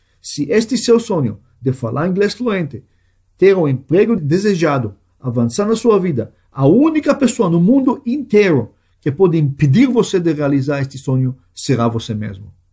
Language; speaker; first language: Portuguese; non-native, fluent; Hebrew